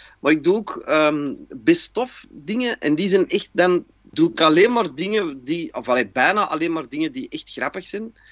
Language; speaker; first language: Dutch; native; Dutch